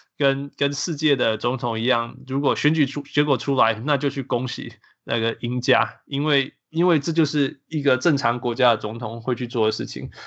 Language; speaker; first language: Chinese; early bilingual, heritage; Chinese